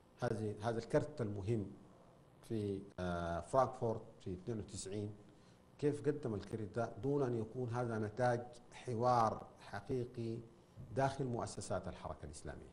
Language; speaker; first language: Arabic; native; Arabic